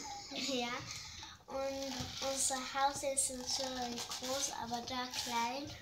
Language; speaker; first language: German; non-native, learner; Arabic